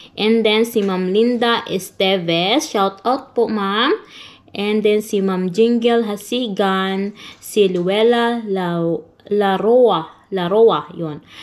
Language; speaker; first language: Filipino; non-native, local second language; Cebuano